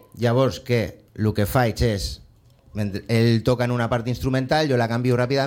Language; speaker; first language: Catalan; non-native, local second language; Spanish